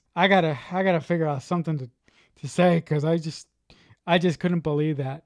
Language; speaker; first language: English; native; English